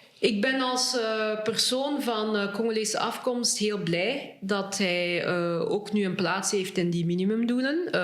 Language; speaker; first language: Dutch; early bilingual, other home language; Lingala